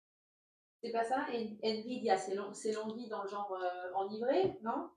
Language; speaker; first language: French; native; French